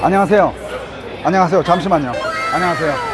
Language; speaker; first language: Korean; native; Korean